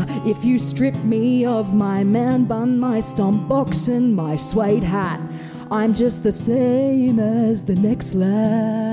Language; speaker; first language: English; native; English